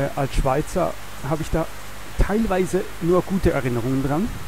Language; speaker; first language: German; non-native, fluent; Swiss German